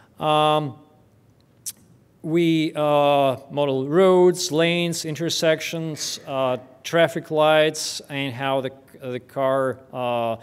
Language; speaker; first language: English; non-native, fluent; Russian